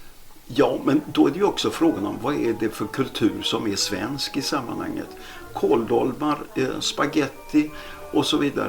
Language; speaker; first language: Swedish; native; Swedish